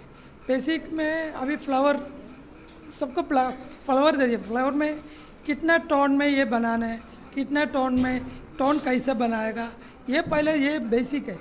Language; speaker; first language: Hindi; non-native, learner; Malayalam